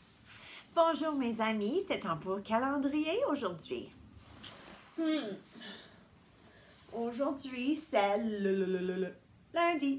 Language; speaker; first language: French; non-native, learner; English